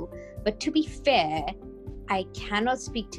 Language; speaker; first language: English; native; English